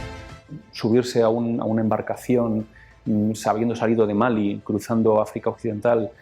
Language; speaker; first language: Spanish; native; Spanish